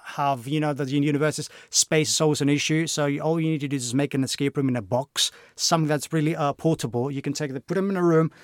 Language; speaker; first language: English; non-native, fluent; Greek